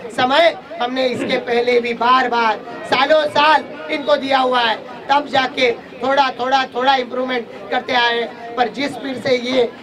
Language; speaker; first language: Hindi; non-native, local second language; Marathi